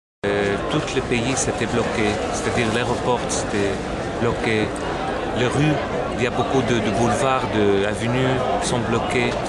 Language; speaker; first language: French; non-native, local second language; Arabic